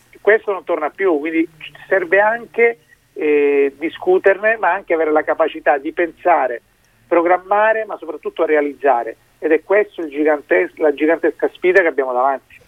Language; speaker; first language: Italian; native; Italian